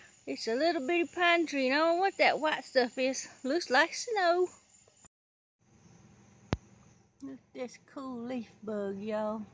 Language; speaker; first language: English; native; English